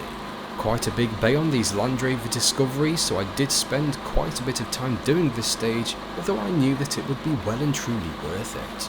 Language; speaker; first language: English; native; English